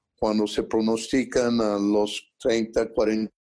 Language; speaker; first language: Spanish; early bilingual, heritage; Spanish